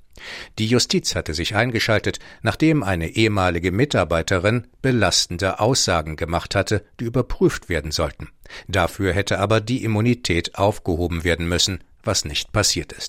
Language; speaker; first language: German; native; German